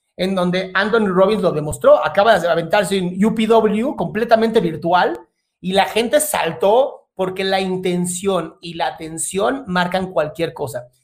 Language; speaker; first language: Spanish; native; Spanish